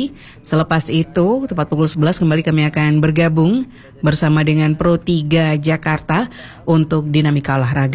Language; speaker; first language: Indonesian; native; Indonesian